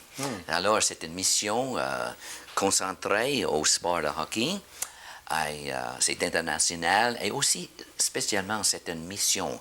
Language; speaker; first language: French; non-native, learner; English